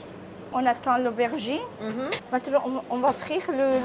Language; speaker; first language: French; non-native, learner; Arabic